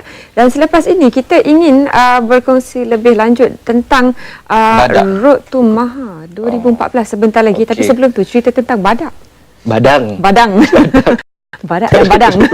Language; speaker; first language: Malay; native; Malay